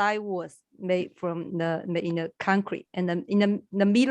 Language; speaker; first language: English; non-native, learner; Chinese